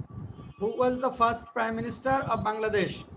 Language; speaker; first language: English; non-native, local second language; Bangla